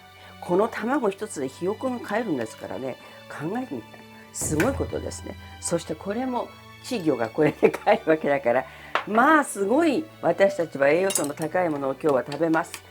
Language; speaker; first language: Japanese; early bilingual, other home language; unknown